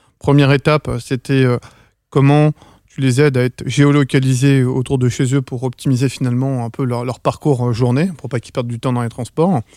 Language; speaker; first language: French; native; French